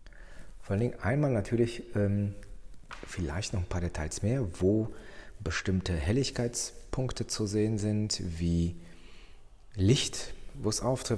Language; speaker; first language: German; native; German